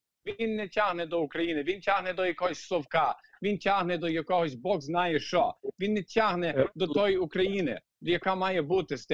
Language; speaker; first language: Ukrainian; early bilingual, heritage; Ukrainian